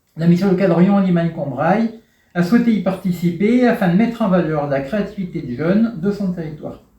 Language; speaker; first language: French; native; French